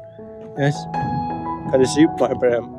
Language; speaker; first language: English; non-native, learner; Khmer